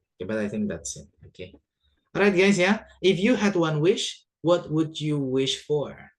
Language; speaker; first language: English; non-native, fluent; Indonesian